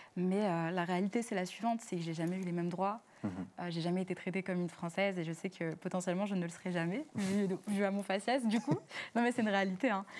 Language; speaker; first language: French; early bilingual, other home language; Arabic